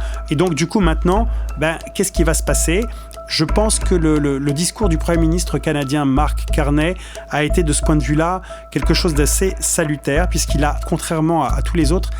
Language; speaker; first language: French; native; French